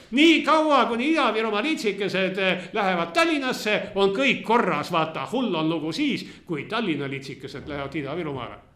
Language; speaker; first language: Estonian; non-native, local second language; Russian